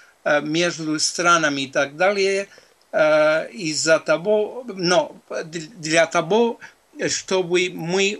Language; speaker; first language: Russian; non-native, fluent; Spanish